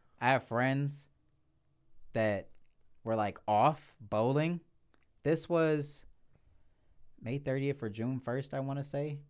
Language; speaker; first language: English; native; English